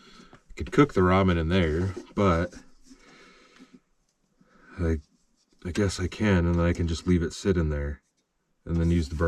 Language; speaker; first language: English; native; English